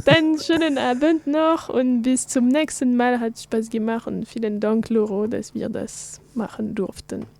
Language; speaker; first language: German; non-native, fluent; French